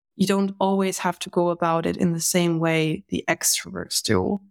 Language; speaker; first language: English; non-native, fluent; German